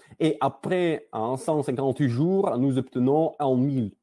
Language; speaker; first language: French; non-native, learner; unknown